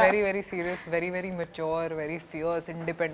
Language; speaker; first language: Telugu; non-native, local second language; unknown